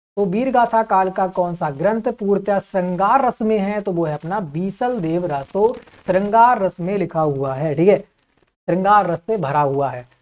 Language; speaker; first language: Hindi; native; Hindi